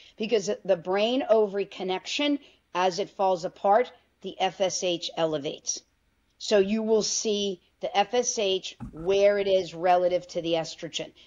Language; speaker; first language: English; native; English